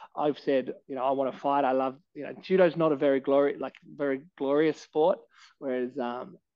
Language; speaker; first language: English; native; English